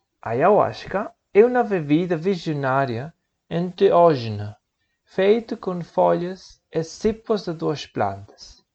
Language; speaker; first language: Portuguese; non-native, learner; Spanish